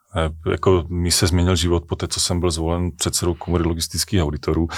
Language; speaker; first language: Czech; native; Czech